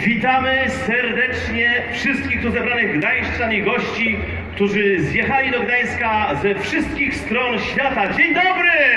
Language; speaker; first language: Polish; native; Polish